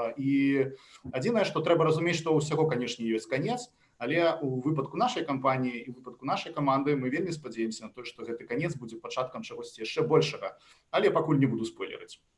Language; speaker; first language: Belarusian; non-native, local second language; Russian